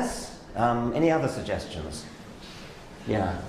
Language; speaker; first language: English; native; English